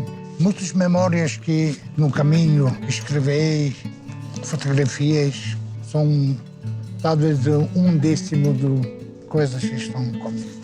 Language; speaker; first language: Portuguese; non-native, fluent; Turkish